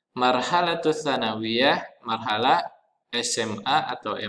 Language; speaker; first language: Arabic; non-native, fluent; Indonesian